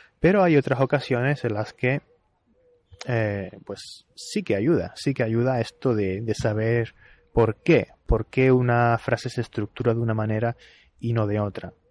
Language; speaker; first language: Spanish; native; Spanish